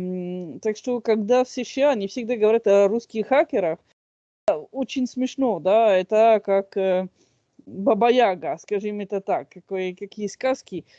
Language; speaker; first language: Russian; non-native, fluent; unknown